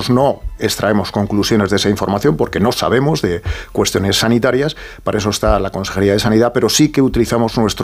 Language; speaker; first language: Spanish; native; Spanish